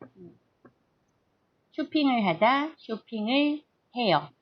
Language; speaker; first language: Korean; non-native, fluent; Portuguese